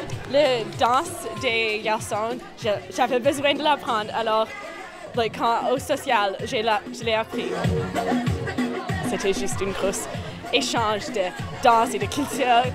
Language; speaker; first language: French; non-native, local second language; English